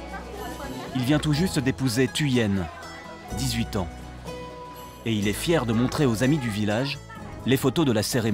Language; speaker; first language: French; native; French